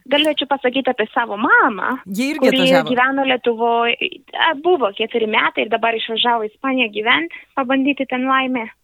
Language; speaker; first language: Lithuanian; non-native, fluent; Spanish